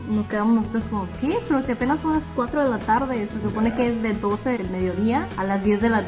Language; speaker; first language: Spanish; native; Spanish